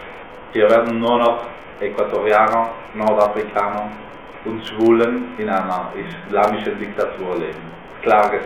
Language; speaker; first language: German; non-native, fluent; Spanish